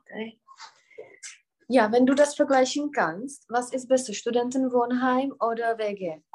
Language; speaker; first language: German; non-native, fluent; Czech